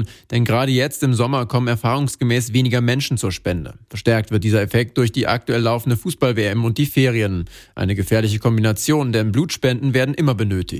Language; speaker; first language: German; native; German